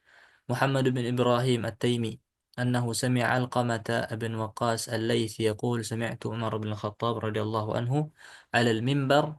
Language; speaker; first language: Arabic; non-native, fluent; Indonesian